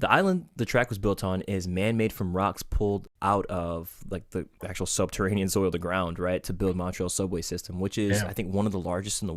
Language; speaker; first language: English; native; English